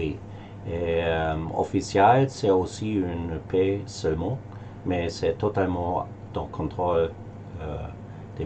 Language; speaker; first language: French; non-native, learner; German